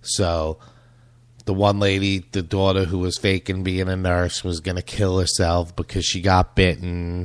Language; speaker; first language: English; native; English